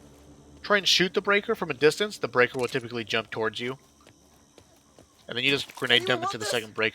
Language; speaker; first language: English; native; English